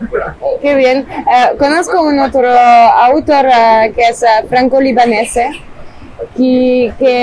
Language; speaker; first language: Spanish; non-native, fluent; French